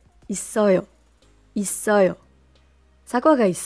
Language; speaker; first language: Korean; non-native, learner; French